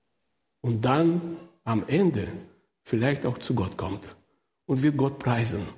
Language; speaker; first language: German; non-native, fluent; Russian